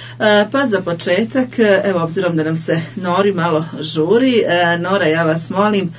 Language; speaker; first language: Serbian; native; Serbian